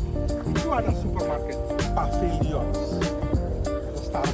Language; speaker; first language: Indonesian; early bilingual, heritage; Dutch